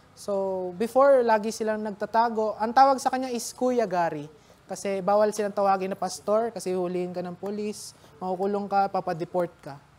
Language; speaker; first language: Filipino; native; Filipino